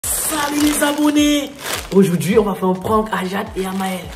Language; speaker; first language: French; native; French